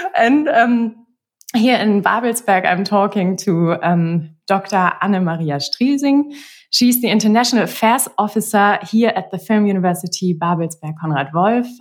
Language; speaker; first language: English; non-native, fluent; German